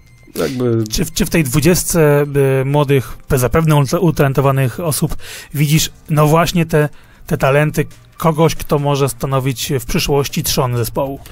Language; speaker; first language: Polish; native; Polish